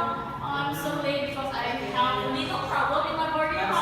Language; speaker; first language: English; non-native, learner; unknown